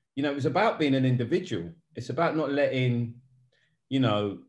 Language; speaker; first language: English; native; English